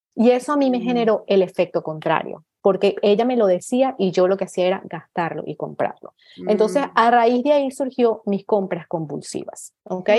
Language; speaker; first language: Spanish; native; Spanish